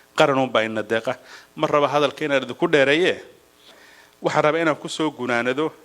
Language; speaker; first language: Somali; native; Somali